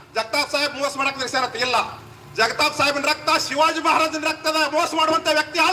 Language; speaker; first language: Kannada; native; Kannada